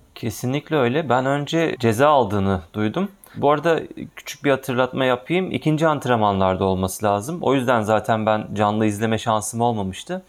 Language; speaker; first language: Turkish; native; Turkish